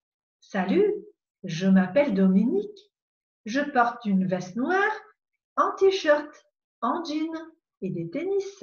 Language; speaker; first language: French; non-native, fluent; Macedonian